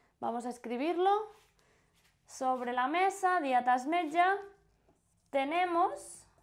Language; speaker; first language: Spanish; non-native, fluent; Indonesian